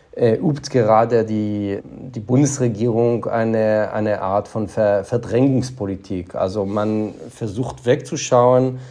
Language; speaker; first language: German; non-native, fluent; Hebrew